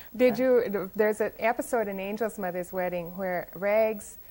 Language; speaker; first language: English; native; English